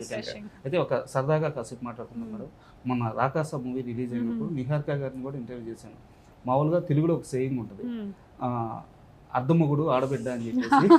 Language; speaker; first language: Telugu; native; Telugu